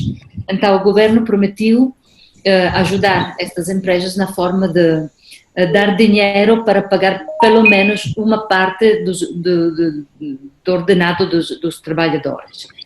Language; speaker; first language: Portuguese; non-native, fluent; Spanish